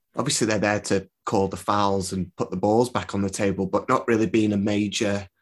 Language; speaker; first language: English; native; English